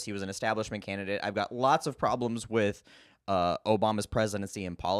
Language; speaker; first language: English; native; English